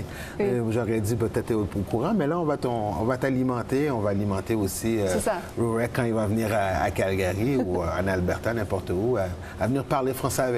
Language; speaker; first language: French; native; French